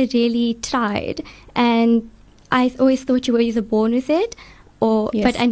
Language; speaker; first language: English; native; English